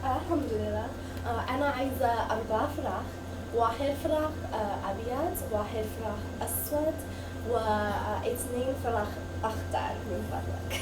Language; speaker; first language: Arabic; non-native, learner; English